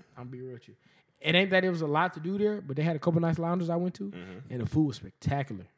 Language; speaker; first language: English; native; English